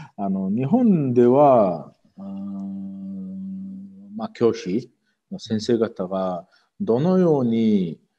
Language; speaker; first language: Japanese; non-native, fluent; Mongolian